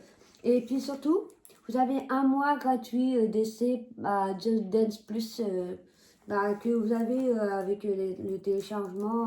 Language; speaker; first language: French; native; French